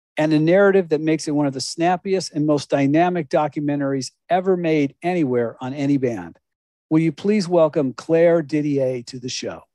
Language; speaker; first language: English; native; English